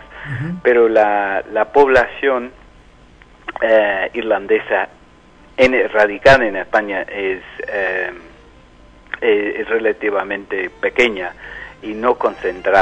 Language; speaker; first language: Spanish; non-native, fluent; English